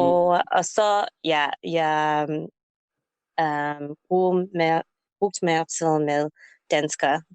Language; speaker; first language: Danish; non-native, learner; English